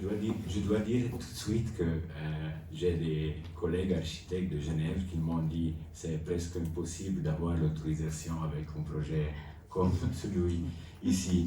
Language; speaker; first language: French; non-native, local second language; Italian